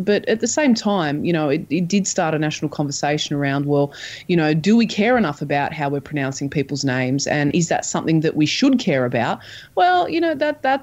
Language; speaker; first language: English; non-native, local second language; Croatian